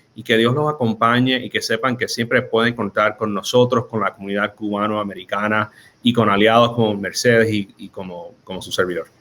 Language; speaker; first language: Spanish; early bilingual, heritage; Spanish